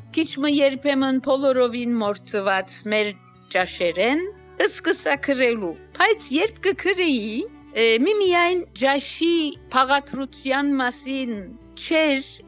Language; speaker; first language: Armenian; native; Armenian